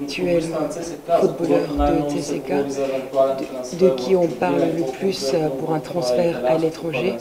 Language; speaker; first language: French; non-native, fluent; Bulgarian